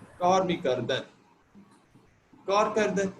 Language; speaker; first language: Persian; non-native, learner; Urdu